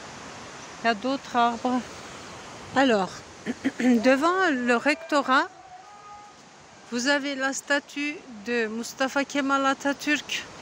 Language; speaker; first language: French; non-native, fluent; Turkish